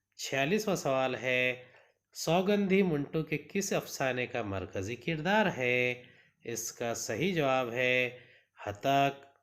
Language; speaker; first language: Urdu; native; Urdu